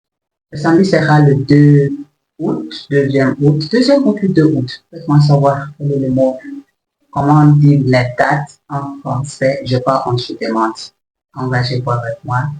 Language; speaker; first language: French; non-native, learner; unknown